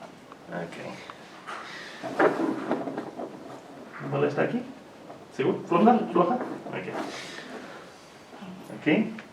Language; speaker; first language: Spanish; non-native, learner; English